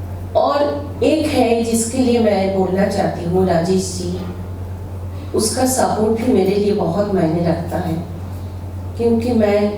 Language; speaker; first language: Hindi; non-native, local second language; Bangla